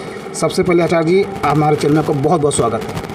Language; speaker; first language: Hindi; native; Hindi